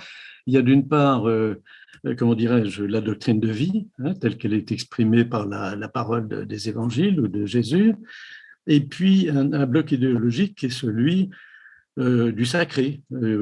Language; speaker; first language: French; native; French